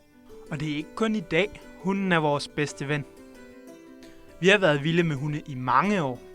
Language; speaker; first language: Danish; native; Danish